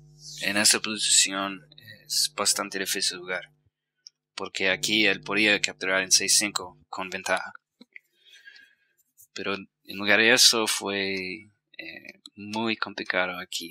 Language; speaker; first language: Spanish; non-native, fluent; English